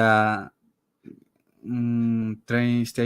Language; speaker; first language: English; non-native, learner; Spanish